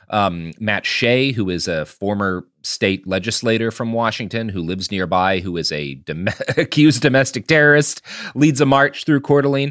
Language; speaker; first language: English; native; English